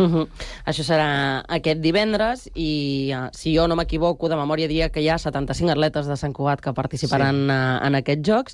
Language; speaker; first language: Catalan; native; Catalan